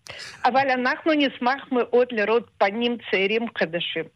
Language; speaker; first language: Hebrew; non-native, fluent; Russian